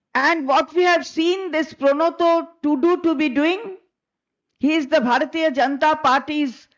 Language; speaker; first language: English; non-native, local second language; Bangla